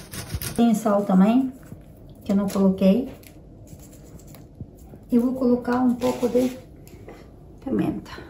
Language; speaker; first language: Portuguese; non-native, learner; Ukrainian